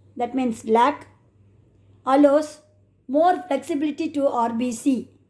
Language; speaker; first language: English; non-native, local second language; Tamil